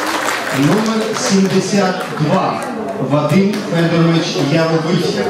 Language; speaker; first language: Ukrainian; native; Ukrainian